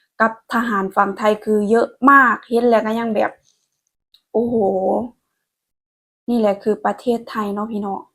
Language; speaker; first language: Thai; non-native, local second language; Lao